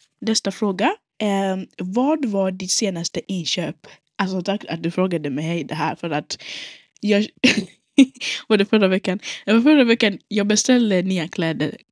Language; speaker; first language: Swedish; non-native, local second language; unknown